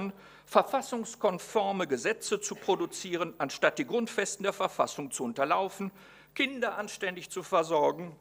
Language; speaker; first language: German; native; German